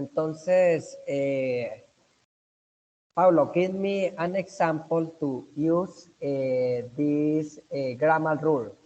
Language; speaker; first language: English; non-native, learner; Spanish